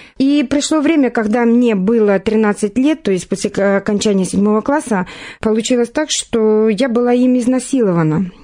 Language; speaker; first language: Russian; native; Russian